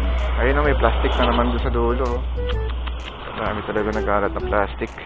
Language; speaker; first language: Filipino; native; Filipino